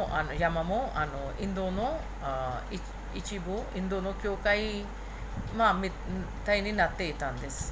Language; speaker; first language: Japanese; non-native, fluent; Hindi